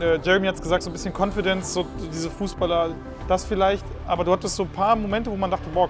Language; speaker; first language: German; native; German